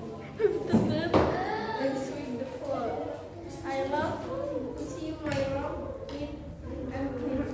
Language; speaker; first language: English; non-native, learner; Indonesian